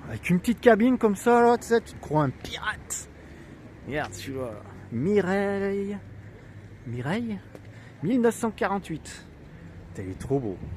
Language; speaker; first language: French; native; French